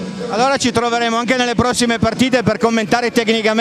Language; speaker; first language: Italian; native; Italian